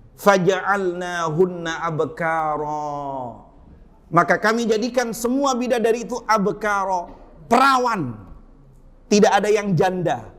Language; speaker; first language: Indonesian; native; Indonesian